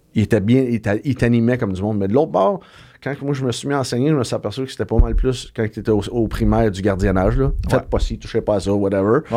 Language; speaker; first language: French; native; French